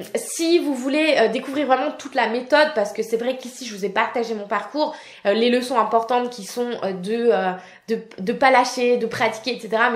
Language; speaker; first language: French; native; French